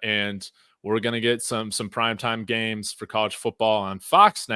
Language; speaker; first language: English; native; English